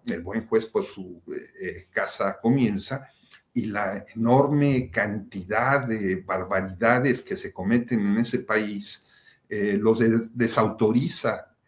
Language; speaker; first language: Spanish; native; Spanish